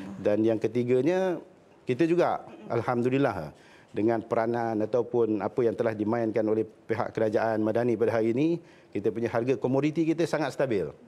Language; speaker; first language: Malay; native; Malay